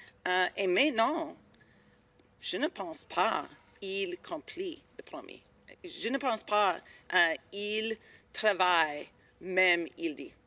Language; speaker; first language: French; non-native, learner; English